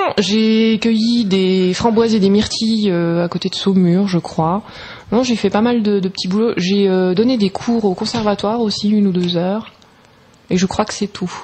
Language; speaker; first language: French; native; French